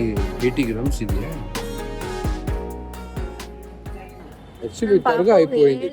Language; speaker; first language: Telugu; non-native, learner; Kannada